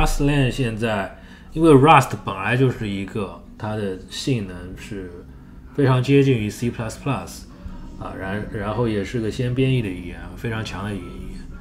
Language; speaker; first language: Chinese; native; Chinese